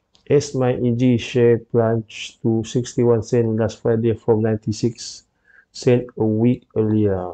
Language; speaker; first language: English; non-native, local second language; Malay